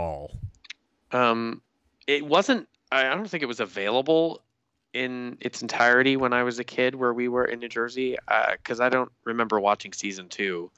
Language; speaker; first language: English; native; English